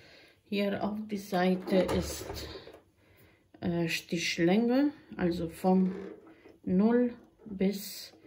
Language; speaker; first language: German; non-native, fluent; Croatian